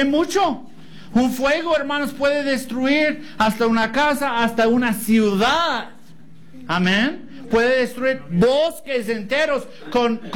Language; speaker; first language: Spanish; non-native, fluent; English